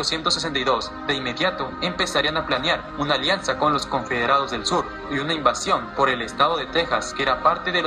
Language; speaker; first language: Spanish; native; Spanish